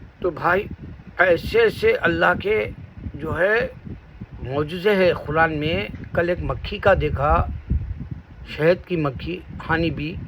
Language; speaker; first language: Urdu; native; Urdu